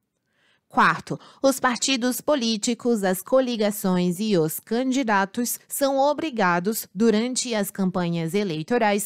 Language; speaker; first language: Portuguese; native; Portuguese